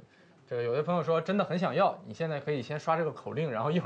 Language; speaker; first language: Chinese; native; Chinese